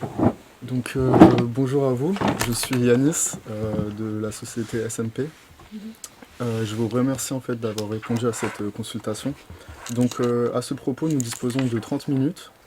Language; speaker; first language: French; native; French